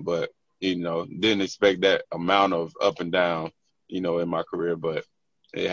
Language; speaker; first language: English; native; English